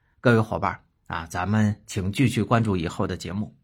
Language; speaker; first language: Chinese; native; Chinese